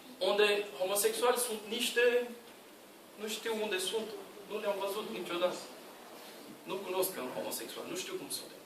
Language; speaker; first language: Romanian; non-native, learner; Portuguese